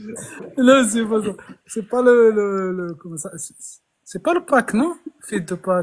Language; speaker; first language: French; non-native, fluent; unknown